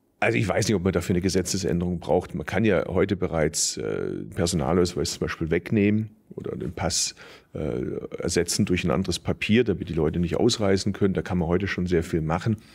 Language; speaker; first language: German; early bilingual, other home language; Turkish